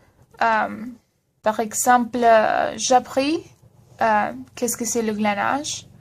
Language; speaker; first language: French; non-native, learner; Spanish